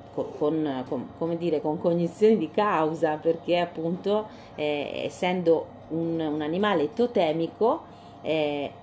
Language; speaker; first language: Italian; native; Italian